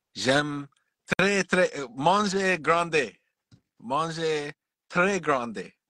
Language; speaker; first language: French; non-native, learner; Korean